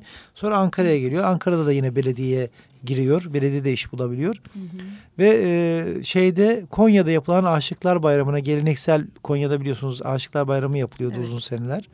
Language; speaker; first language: Turkish; native; Turkish